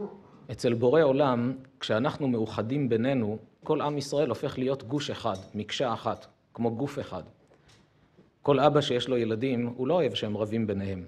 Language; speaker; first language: Hebrew; native; Hebrew